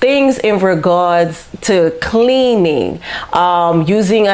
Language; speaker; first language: English; native; English